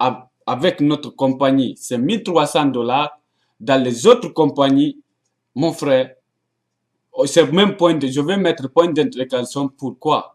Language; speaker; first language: French; non-native, local second language; Arabic